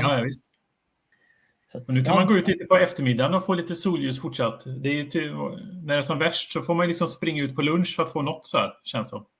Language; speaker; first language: Swedish; native; Swedish